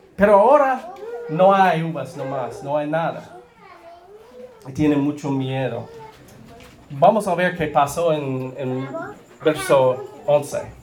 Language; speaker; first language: Spanish; non-native, learner; English